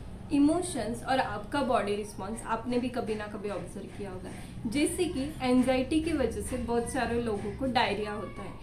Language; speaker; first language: Hindi; non-native, local second language; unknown